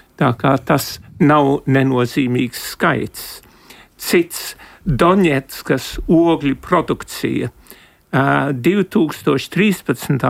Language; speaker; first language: Latvian; early bilingual, heritage; Latvian